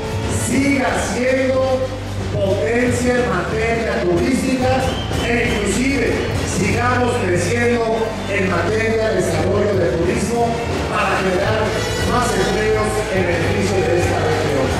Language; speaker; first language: Spanish; native; Spanish